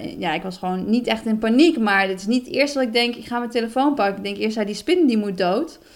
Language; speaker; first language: Dutch; native; Dutch